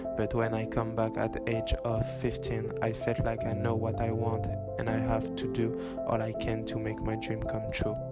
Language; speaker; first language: English; non-native, learner; French